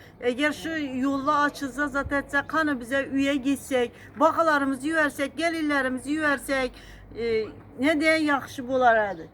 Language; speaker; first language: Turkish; non-native, learner; Turkmen